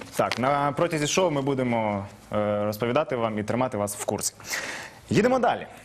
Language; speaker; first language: Ukrainian; native; Ukrainian